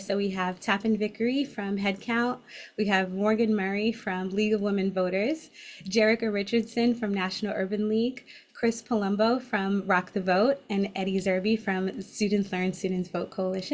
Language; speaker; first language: English; native; English